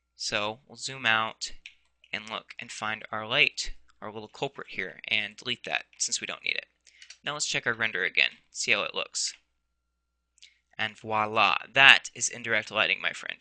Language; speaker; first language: English; native; English